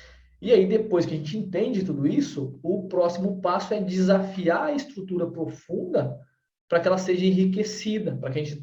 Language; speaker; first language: Portuguese; native; Portuguese